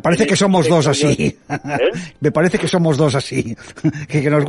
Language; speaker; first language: Spanish; non-native, local second language; Catalan